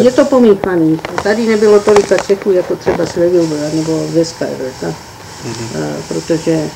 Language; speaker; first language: Czech; early bilingual, heritage; Czech